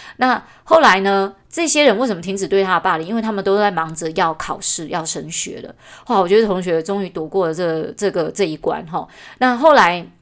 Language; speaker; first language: Chinese; native; Chinese